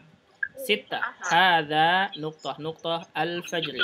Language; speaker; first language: Arabic; non-native, fluent; Indonesian